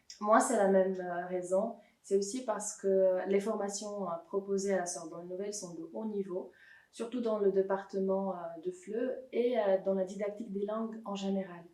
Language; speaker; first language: French; non-native, fluent; Arabic